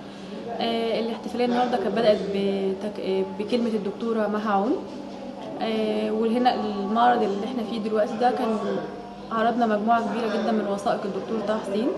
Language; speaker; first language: Arabic; native; Arabic